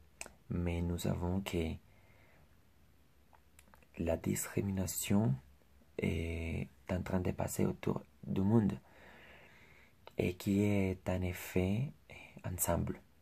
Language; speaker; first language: French; non-native, learner; Spanish